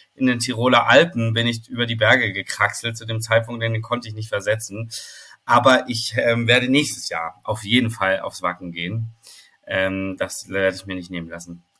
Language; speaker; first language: German; native; German